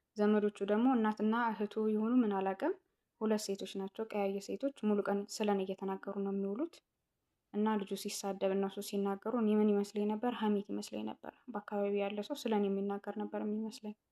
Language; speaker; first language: Amharic; non-native, local second language; Tigrinya